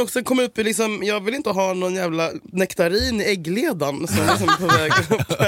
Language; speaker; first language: Swedish; native; Swedish